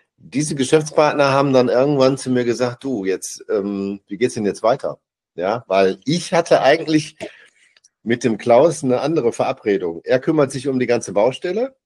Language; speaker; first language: German; native; German